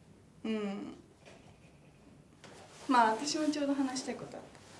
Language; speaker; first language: Japanese; native; Japanese